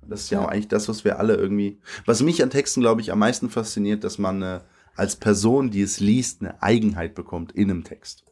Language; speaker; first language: German; native; German